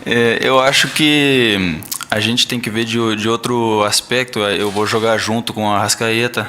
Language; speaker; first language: Portuguese; early bilingual, heritage; Portuguese